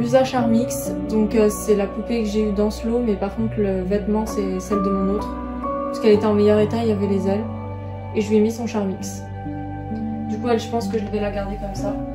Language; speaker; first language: French; native; French